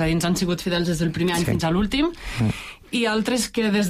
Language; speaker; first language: Catalan; native; Catalan